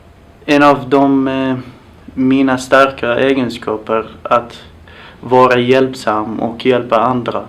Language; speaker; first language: Swedish; non-native, fluent; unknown